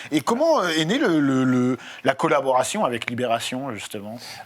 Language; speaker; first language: French; native; French